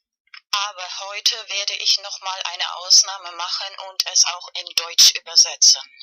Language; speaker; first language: German; non-native, fluent; Spanish